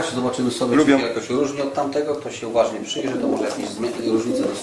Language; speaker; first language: Polish; native; Polish